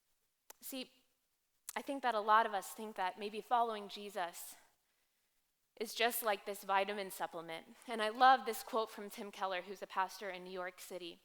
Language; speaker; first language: English; native; English